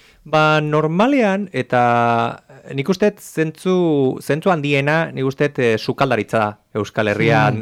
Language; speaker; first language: Basque; native; Basque